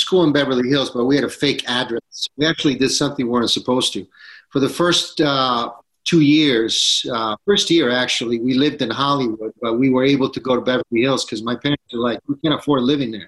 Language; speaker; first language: English; non-native, fluent; Italian